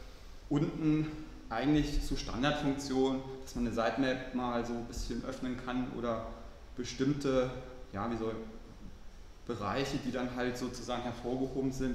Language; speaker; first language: German; native; German